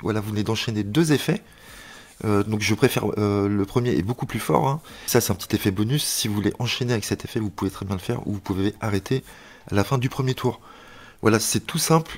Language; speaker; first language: French; native; French